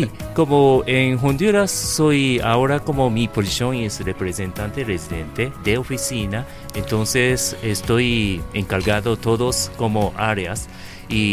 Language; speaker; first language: Spanish; non-native, learner; Japanese